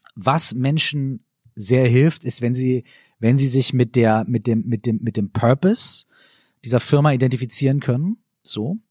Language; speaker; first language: German; native; German